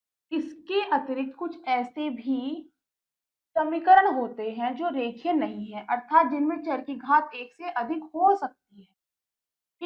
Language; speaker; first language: Hindi; native; Hindi